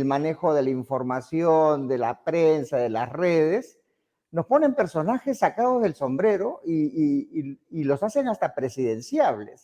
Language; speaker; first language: Spanish; native; Spanish